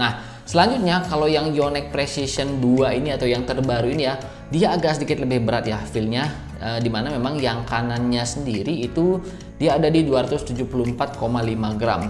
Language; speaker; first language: Indonesian; native; Indonesian